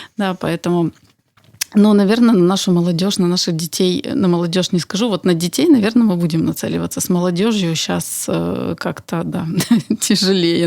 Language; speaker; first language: Russian; native; Russian